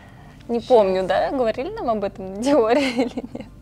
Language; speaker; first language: Russian; native; Russian